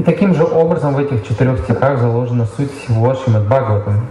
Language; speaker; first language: Russian; native; Russian